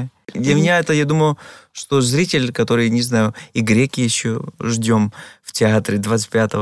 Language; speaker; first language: Russian; non-native, fluent; Greek